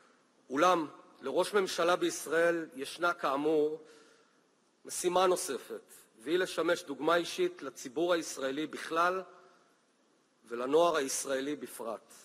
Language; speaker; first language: Hebrew; native; Hebrew